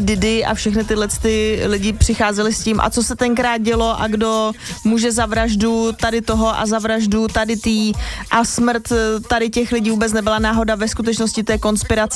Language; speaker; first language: Czech; native; Czech